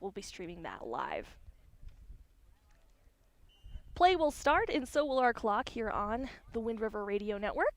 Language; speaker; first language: English; native; English